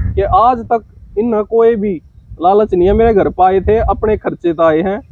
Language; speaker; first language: Hindi; native; Hindi